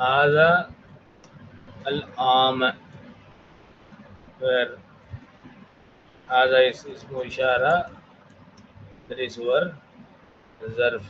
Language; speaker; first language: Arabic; non-native, fluent; Tamil